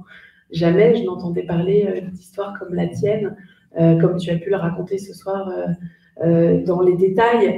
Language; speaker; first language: French; native; French